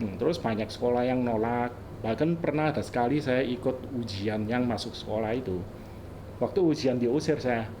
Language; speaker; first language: Indonesian; early bilingual, other home language; Cantonese